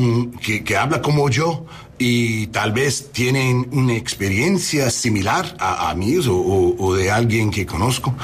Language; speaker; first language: Spanish; non-native, learner; English